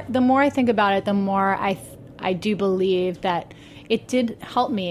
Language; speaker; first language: English; native; English